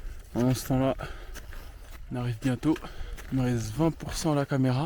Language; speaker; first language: French; native; French